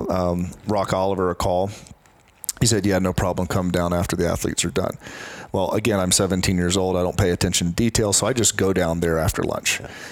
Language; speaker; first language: English; native; English